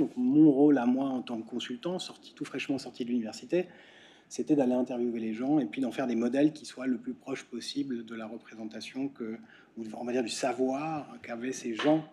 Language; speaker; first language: French; native; French